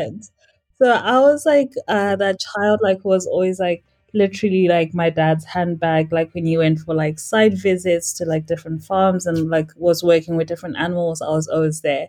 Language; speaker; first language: English; non-native, local second language; Shona